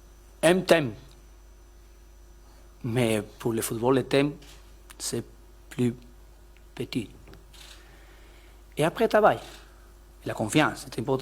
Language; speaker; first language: French; non-native, learner; Spanish